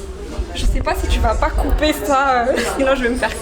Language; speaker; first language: French; early bilingual, other home language; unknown